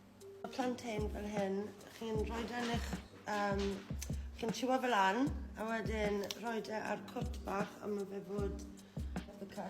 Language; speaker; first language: Welsh; non-native, learner; English